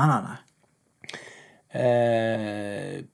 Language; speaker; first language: Norwegian; native; Norwegian